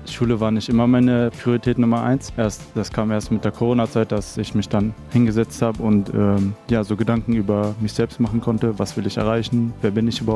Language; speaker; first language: German; early bilingual, other home language; Arabic